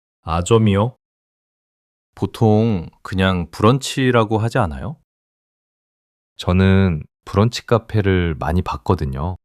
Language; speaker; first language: Korean; early bilingual, heritage; English